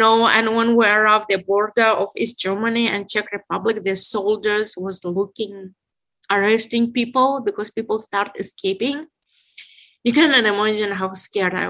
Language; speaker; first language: English; non-native, fluent; Uzbek